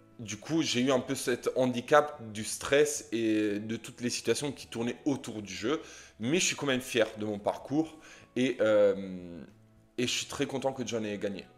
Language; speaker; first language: French; non-native, fluent; Italian